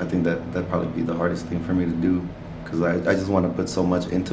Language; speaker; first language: English; early bilingual, other home language; Spanish